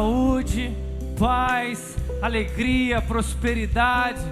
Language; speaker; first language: Portuguese; native; Portuguese